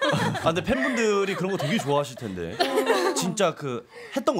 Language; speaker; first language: Korean; native; Korean